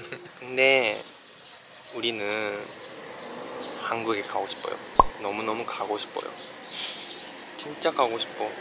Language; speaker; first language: Korean; non-native, fluent; Japanese